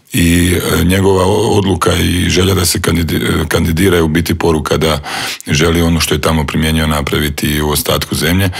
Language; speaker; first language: Croatian; native; Croatian